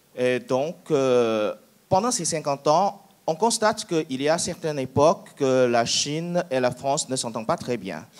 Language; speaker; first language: French; non-native, fluent; Chinese